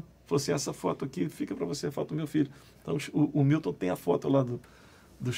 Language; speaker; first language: Portuguese; native; Portuguese